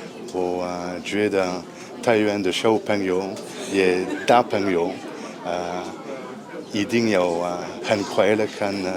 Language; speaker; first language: Chinese; non-native, learner; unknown